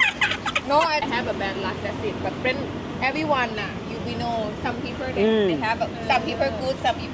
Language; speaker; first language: English; non-native, learner; Thai